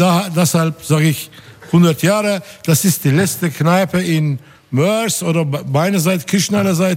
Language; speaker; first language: German; non-native, fluent; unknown